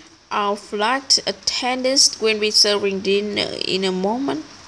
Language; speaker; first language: English; non-native, learner; Vietnamese